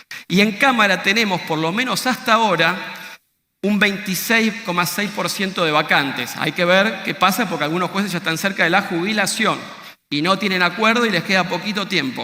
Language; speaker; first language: Spanish; native; Spanish